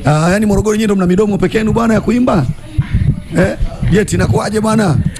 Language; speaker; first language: Swahili; native; Swahili